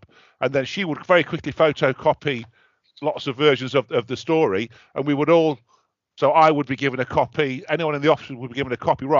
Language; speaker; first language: English; native; English